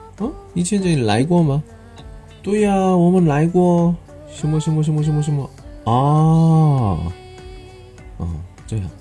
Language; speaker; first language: Chinese; non-native, learner; Korean